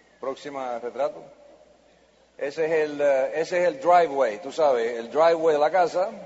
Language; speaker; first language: Spanish; early bilingual, heritage; Spanish